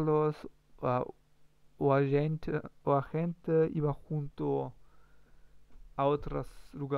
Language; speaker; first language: Spanish; non-native, learner; German